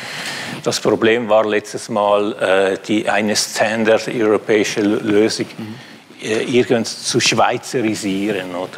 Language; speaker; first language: German; non-native, fluent; Italian